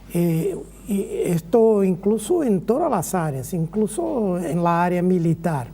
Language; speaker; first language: Spanish; non-native, fluent; Portuguese